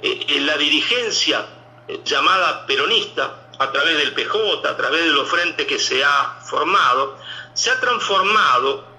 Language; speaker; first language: Spanish; native; Spanish